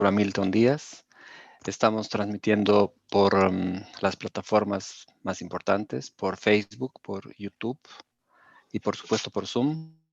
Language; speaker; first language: Spanish; native; Spanish